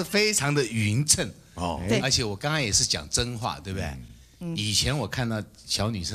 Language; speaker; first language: Chinese; native; Chinese